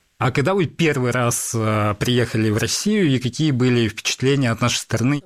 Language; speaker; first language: Russian; native; Russian